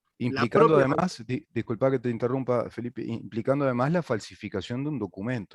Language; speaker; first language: Spanish; native; Spanish